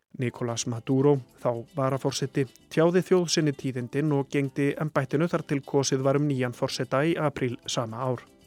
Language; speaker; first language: Icelandic; native; Icelandic